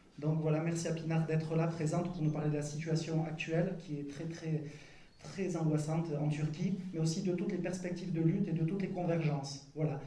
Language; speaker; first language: French; native; French